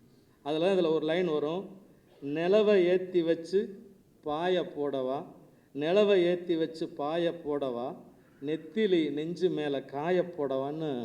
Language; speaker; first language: Tamil; native; Tamil